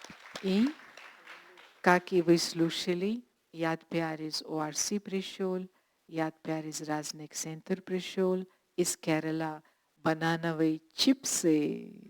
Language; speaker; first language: Russian; non-native, learner; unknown